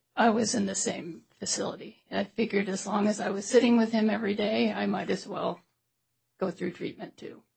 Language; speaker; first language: English; native; English